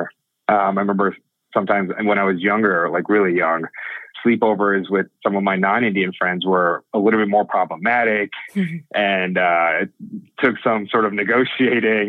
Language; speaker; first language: English; native; English